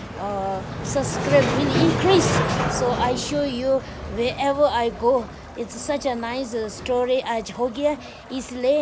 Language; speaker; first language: Hindi; non-native, local second language; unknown